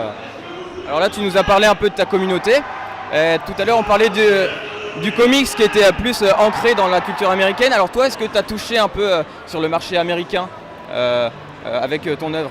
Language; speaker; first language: French; native; French